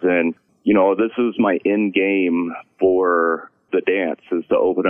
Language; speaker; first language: English; native; English